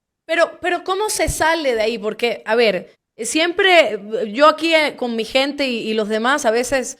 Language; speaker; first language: Spanish; native; Spanish